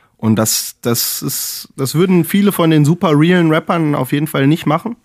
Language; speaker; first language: German; native; German